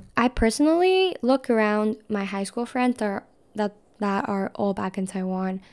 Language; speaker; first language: English; non-native, fluent; Chinese